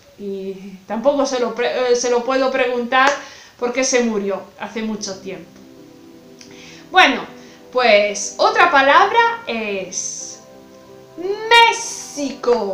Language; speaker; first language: Spanish; non-native, fluent; Italian